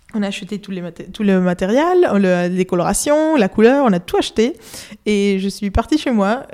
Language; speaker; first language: French; non-native, fluent; Spanish